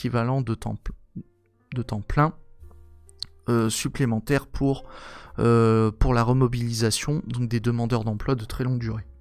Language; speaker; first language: French; native; French